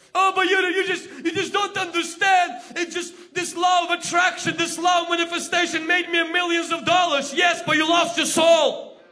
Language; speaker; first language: English; non-native, fluent; Ukrainian